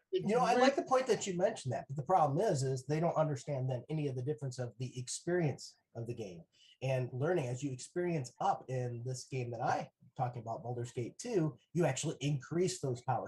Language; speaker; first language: English; native; English